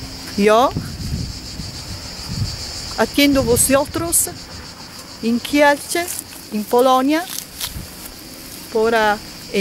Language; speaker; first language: Spanish; non-native, learner; Italian